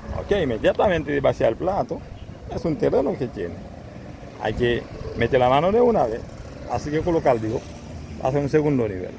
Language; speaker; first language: Spanish; non-native, learner; Haitian Creole